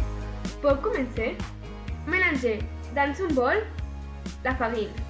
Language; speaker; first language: French; non-native, learner; Spanish